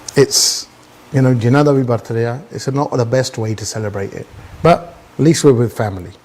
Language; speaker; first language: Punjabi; early bilingual, heritage; Punjabi